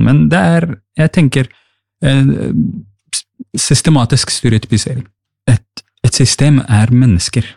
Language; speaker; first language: Norwegian; non-native, fluent; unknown